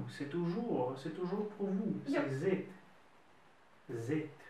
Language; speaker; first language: French; non-native, fluent; Russian